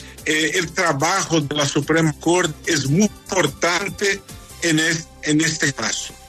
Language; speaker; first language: Spanish; non-native, fluent; Portuguese